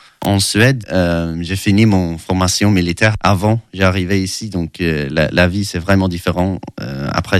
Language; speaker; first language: French; non-native, learner; Swedish